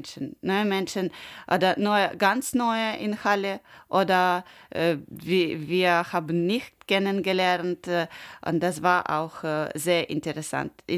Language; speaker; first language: German; non-native, learner; Ukrainian